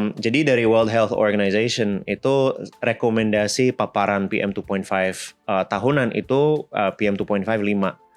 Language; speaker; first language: Indonesian; non-native, fluent; Polish